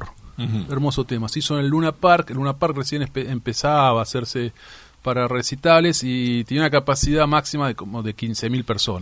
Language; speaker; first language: Spanish; native; Spanish